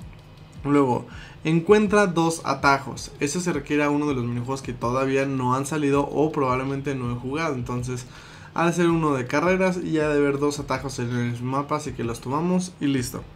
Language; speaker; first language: Spanish; native; Spanish